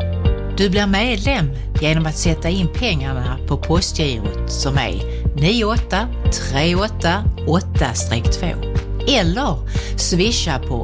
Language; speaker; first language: Swedish; native; Swedish